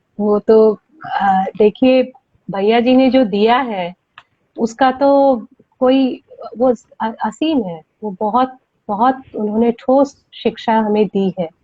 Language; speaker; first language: Hindi; non-native, local second language; Bangla